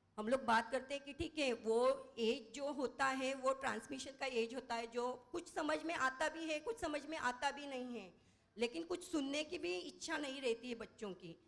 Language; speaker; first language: Hindi; non-native, local second language; Marathi